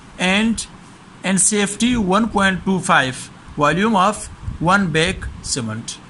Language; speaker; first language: English; non-native, local second language; Urdu